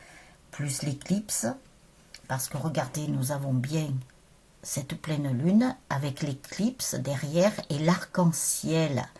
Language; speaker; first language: French; native; French